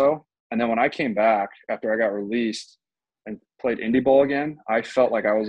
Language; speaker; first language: English; native; English